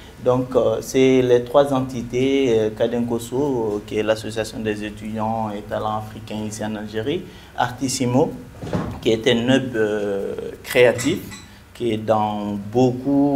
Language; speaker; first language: French; non-native, local second language; Bambara